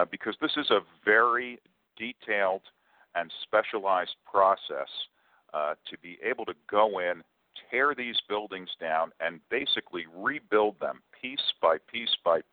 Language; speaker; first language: English; native; English